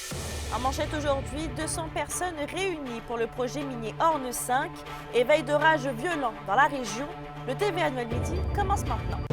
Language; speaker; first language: French; native; French